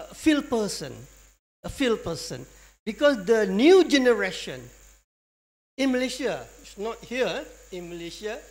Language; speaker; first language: English; non-native, local second language; Malay